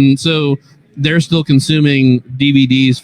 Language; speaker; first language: English; native; English